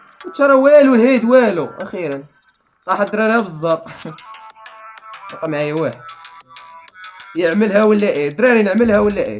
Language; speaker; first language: Arabic; native; Arabic